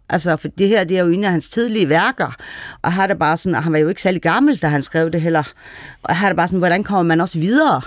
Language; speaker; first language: Danish; early bilingual, other home language; Persian